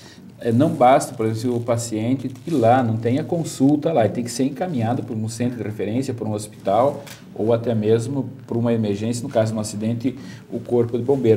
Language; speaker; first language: Portuguese; native; Portuguese